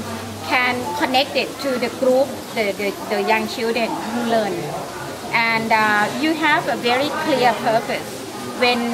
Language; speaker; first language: English; non-native, learner; Thai